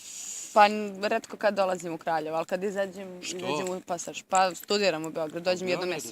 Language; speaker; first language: Bosnian; native; Bosnian